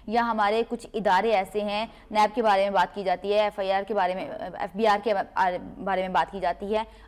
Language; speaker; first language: Urdu; native; Urdu